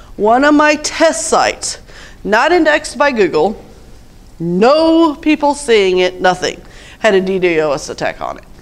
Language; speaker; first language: English; native; English